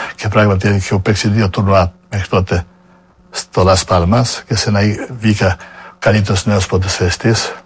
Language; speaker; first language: Greek; non-native, fluent; Serbian